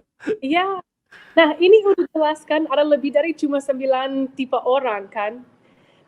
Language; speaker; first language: Indonesian; non-native, fluent; English